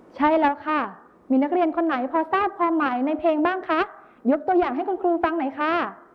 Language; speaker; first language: Thai; native; Thai